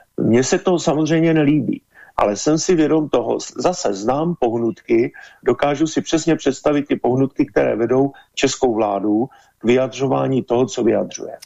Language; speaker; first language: Czech; native; Czech